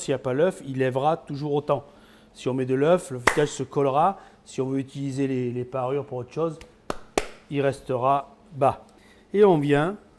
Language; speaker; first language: French; native; French